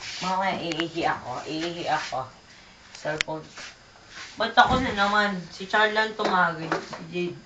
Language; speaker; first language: Filipino; native; Filipino